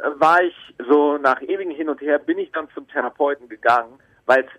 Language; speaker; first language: German; native; German